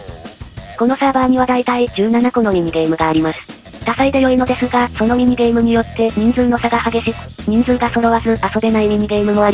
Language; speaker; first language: Japanese; native; Japanese